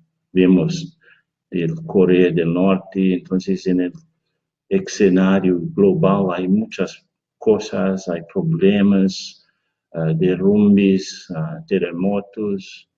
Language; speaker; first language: Spanish; non-native, fluent; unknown